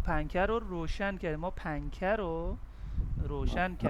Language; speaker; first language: Persian; non-native, fluent; Urdu